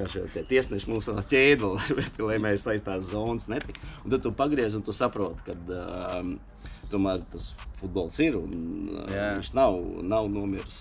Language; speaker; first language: Latvian; non-native, local second language; Russian